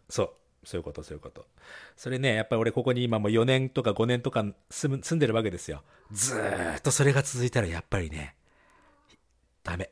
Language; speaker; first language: Japanese; native; Japanese